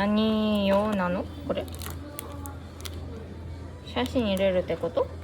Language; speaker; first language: Japanese; non-native, fluent; Korean